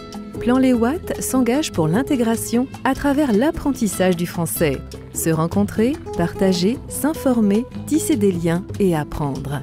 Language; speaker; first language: French; native; French